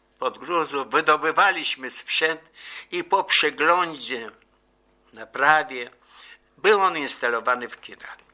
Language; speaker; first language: Polish; native; Polish